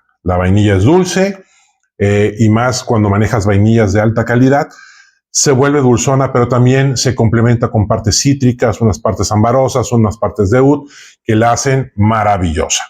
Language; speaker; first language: Spanish; native; Spanish